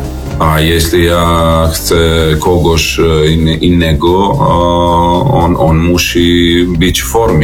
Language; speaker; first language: Polish; non-native, fluent; Serbian